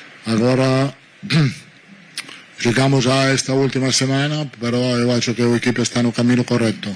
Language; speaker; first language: Portuguese; non-native, learner; Italian